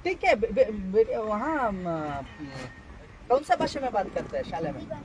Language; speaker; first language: Hindi; non-native, local second language; Kannada